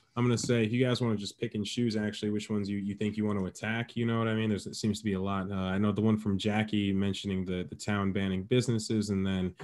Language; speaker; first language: English; native; English